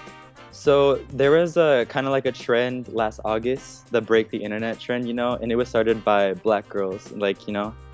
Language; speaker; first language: English; native; English